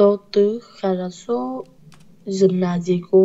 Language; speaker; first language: Russian; non-native, learner; Vietnamese